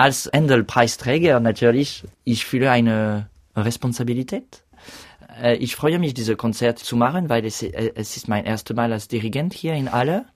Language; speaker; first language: German; non-native, learner; French